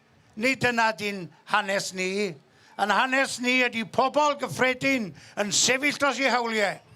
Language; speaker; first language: Welsh; native; Welsh